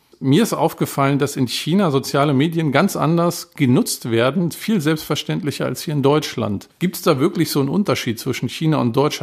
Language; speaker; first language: German; native; German